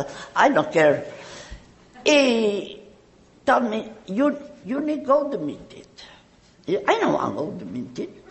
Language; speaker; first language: English; non-native, learner; Catalan